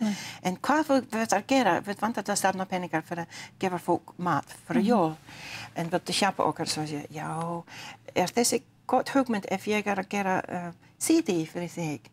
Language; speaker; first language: Icelandic; non-native, learner; English